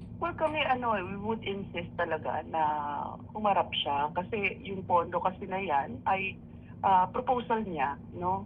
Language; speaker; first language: Filipino; native; Filipino